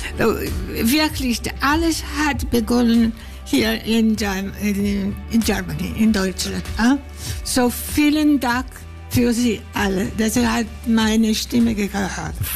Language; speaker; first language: German; non-native, learner; Greek